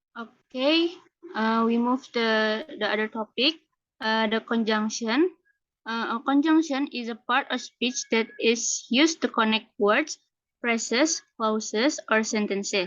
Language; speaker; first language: English; non-native, learner; Indonesian